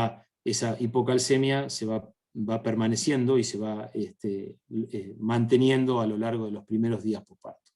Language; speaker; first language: Spanish; native; Spanish